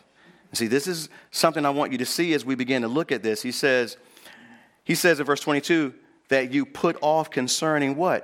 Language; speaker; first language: English; native; English